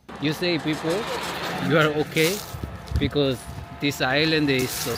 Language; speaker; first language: English; non-native, learner; Korean